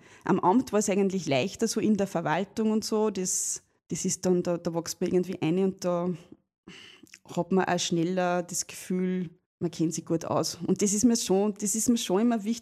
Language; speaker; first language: German; native; German